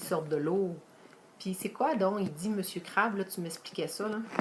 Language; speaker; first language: French; native; French